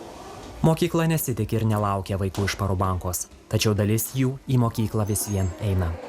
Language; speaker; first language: Lithuanian; native; Lithuanian